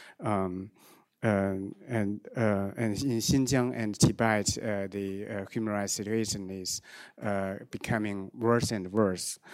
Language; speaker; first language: English; non-native, fluent; Chinese